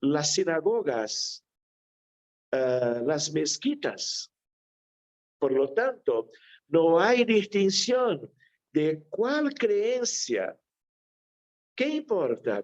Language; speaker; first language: Spanish; non-native, fluent; Portuguese